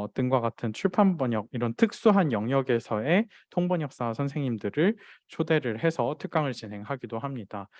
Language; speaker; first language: Korean; non-native, fluent; Chinese